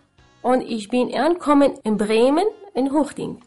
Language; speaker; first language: German; non-native, learner; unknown